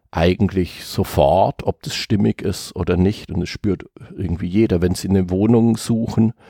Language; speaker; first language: German; native; German